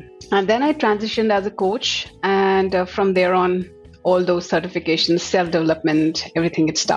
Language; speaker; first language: English; non-native, local second language; Assamese